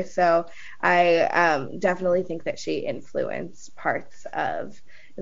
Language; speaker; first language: English; native; English